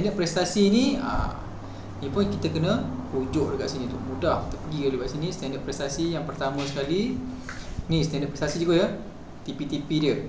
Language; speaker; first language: Malay; native; Malay